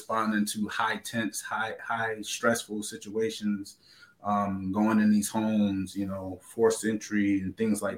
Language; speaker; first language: English; native; English